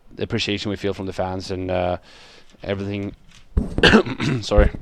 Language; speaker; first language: English; non-native, fluent; Swedish